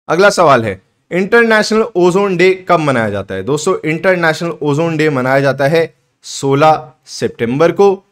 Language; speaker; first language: Hindi; native; Hindi